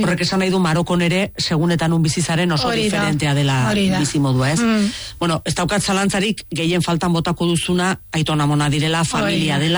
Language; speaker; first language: Basque; native; Basque